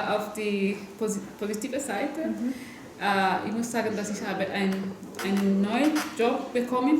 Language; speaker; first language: German; non-native, learner; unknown